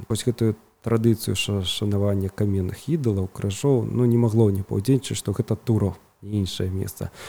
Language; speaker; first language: Belarusian; native; Belarusian